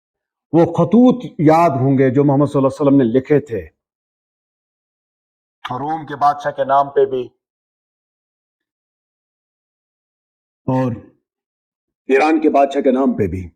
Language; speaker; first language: Urdu; native; Urdu